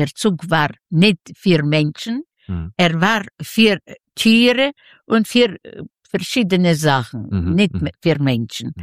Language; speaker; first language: German; non-native, learner; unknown